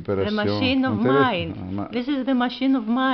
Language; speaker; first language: English; non-native, learner; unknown